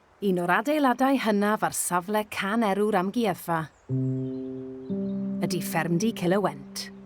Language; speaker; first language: Welsh; native; Welsh